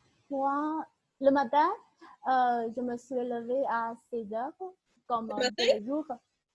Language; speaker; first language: French; non-native, learner; Chinese